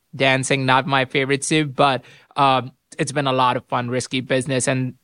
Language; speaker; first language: English; non-native, local second language; Urdu